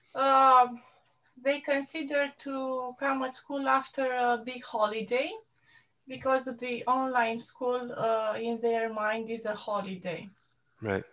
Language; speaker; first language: English; non-native, fluent; Romanian